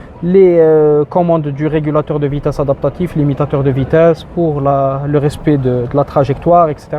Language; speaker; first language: French; native; French